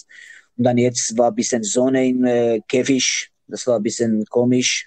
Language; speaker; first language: German; non-native, learner; Georgian